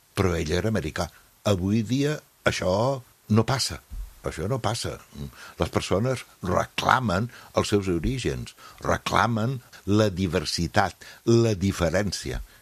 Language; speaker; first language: Catalan; non-native, fluent; English